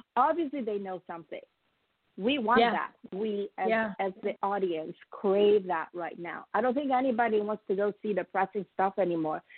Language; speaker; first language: English; non-native, fluent; Italian